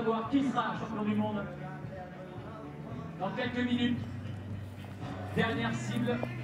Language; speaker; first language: French; native; French